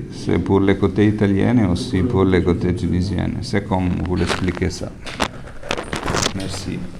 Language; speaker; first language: French; non-native, fluent; Italian